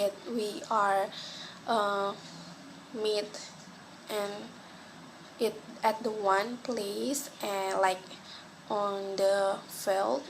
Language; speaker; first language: English; non-native, local second language; Malay